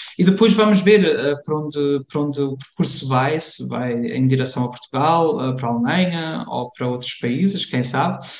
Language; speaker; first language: Portuguese; early bilingual, heritage; Portuguese